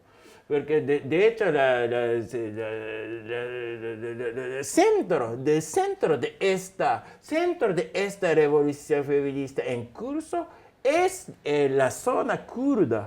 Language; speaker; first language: Spanish; non-native, fluent; Japanese